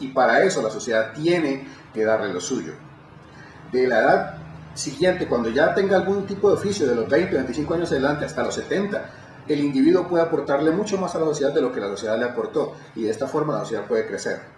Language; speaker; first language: Spanish; native; Spanish